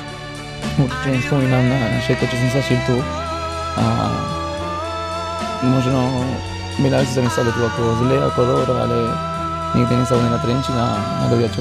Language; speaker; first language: Slovak; non-native, fluent; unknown